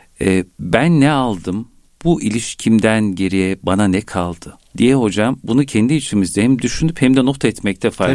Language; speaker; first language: Turkish; native; Turkish